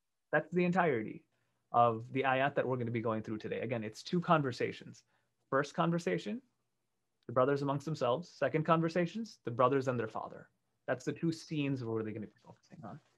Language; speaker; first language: English; native; English